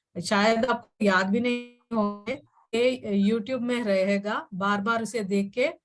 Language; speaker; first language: Hindi; non-native, local second language; Telugu